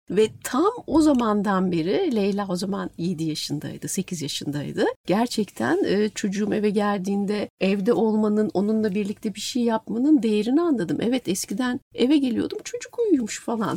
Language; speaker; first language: Turkish; native; Turkish